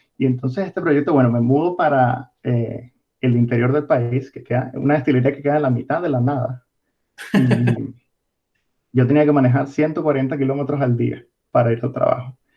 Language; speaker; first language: Spanish; native; Spanish